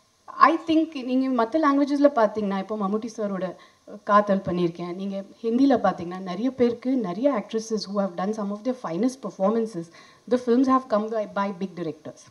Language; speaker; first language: Tamil; non-native, fluent; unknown